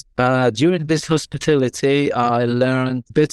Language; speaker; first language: English; non-native, fluent; Arabic